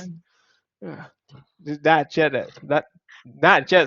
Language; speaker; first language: English; non-native, fluent; Vietnamese